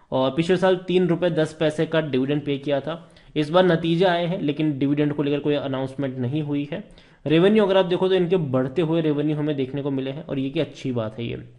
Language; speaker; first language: Hindi; native; Hindi